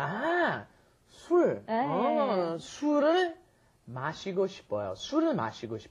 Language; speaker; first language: Korean; non-native, fluent; English